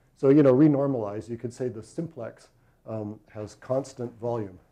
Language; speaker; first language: English; native; English